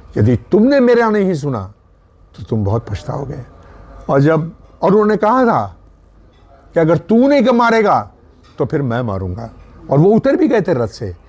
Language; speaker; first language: Hindi; native; Hindi